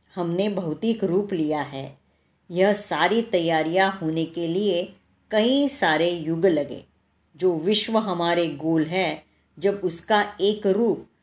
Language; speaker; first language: Hindi; non-native, local second language; Marathi